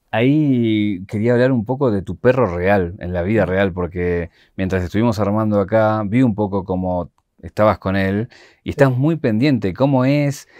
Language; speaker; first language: Spanish; native; Spanish